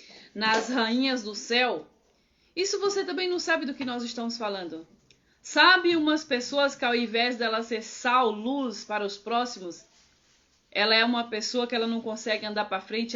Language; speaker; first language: Portuguese; native; Portuguese